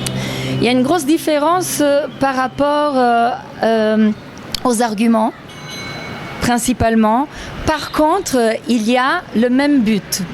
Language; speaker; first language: French; non-native, fluent; Italian